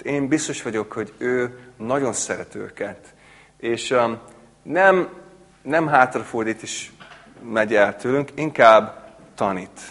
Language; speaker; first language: Hungarian; non-native, fluent; English